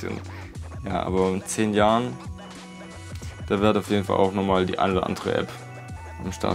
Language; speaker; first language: German; native; German